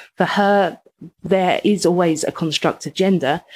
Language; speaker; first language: English; native; English